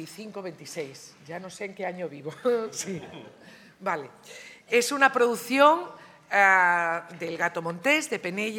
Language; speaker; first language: Spanish; native; Spanish